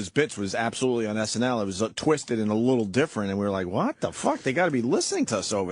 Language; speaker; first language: English; native; English